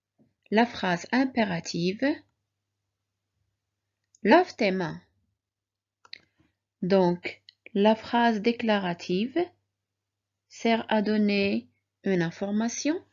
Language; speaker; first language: French; non-native, local second language; Arabic